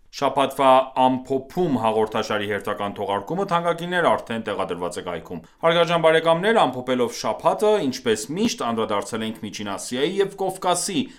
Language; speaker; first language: Armenian; native; Armenian